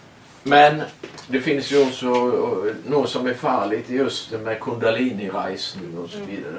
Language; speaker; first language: Swedish; non-native, learner; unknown